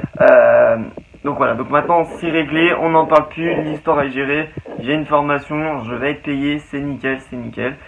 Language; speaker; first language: French; native; French